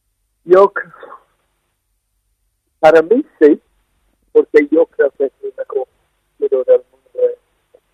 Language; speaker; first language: Spanish; non-native, fluent; English